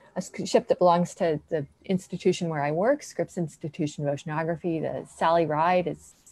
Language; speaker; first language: English; native; English